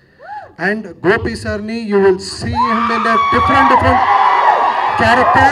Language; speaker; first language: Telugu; non-native, fluent; Kannada